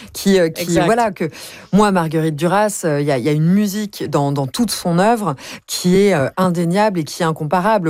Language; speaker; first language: French; native; French